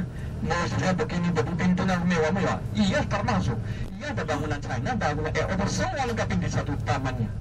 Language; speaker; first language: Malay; non-native, fluent; Chinese